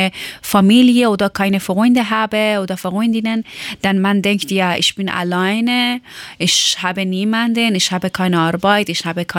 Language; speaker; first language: German; non-native, learner; Persian